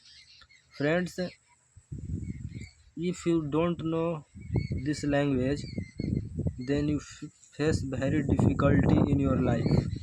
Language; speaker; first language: English; non-native, learner; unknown